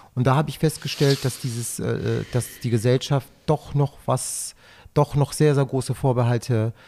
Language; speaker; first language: German; native; German